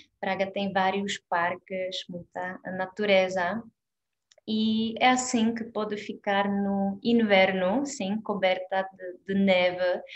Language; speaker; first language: Portuguese; non-native, fluent; Czech